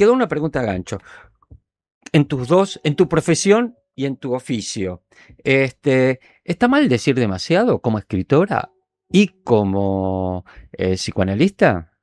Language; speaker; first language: Spanish; native; Spanish